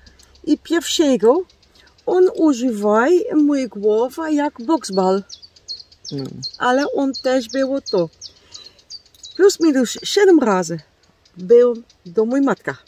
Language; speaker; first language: Polish; non-native, learner; Dutch